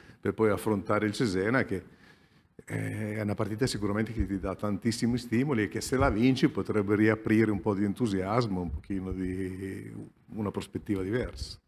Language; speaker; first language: Italian; native; Italian